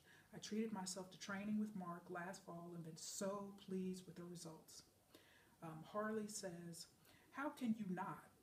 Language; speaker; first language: English; native; English